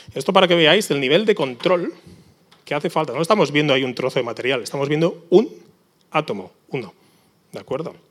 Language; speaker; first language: Spanish; native; Spanish